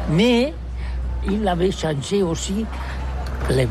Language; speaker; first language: French; non-native, learner; Catalan